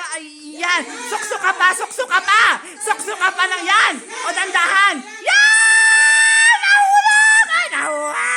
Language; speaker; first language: Filipino; non-native, local second language; Cebuano